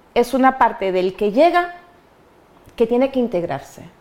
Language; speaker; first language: Spanish; native; Spanish